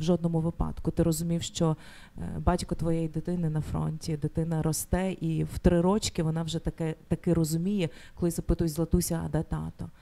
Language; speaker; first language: Ukrainian; native; Ukrainian